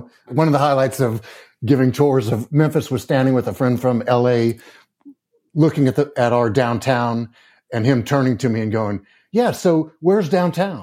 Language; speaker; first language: English; native; English